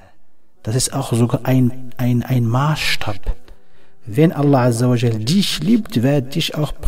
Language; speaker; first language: German; non-native, fluent; Arabic